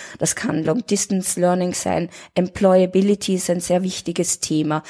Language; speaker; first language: German; native; German